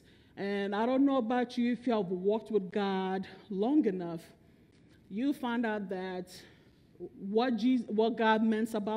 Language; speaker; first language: English; non-native, local second language; Igbo